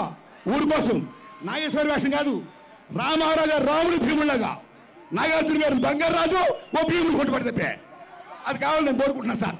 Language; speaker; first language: Telugu; native; Telugu